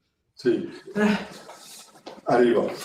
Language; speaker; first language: Italian; non-native, learner; French